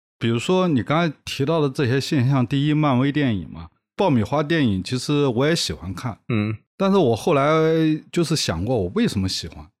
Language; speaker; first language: Chinese; native; Chinese